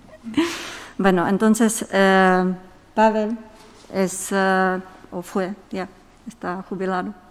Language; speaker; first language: Spanish; non-native, fluent; Czech